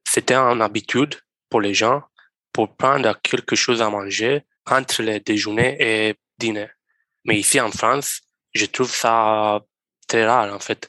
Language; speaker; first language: French; non-native, learner; Romanian